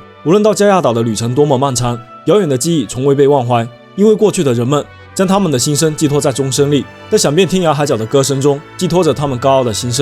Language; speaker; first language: Chinese; native; Chinese